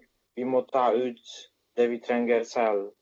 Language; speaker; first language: Norwegian; non-native, fluent; Polish